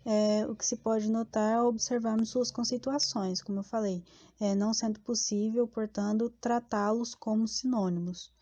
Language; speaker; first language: Portuguese; native; Portuguese